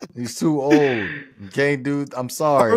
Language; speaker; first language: English; native; English